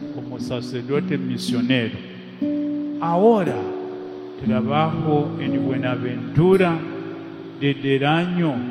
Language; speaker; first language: Spanish; non-native, fluent; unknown